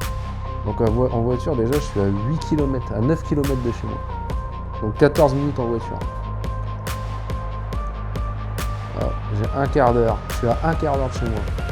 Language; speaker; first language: French; native; French